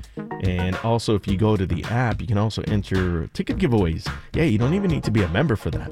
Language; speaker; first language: English; native; English